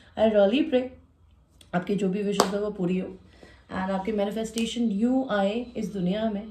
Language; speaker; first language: Hindi; native; Hindi